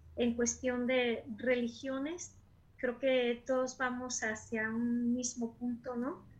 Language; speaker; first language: Spanish; native; Spanish